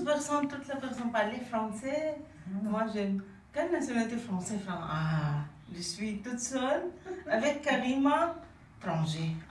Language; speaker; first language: French; non-native, learner; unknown